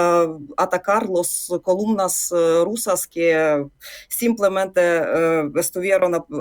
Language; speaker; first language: Spanish; non-native, fluent; Ukrainian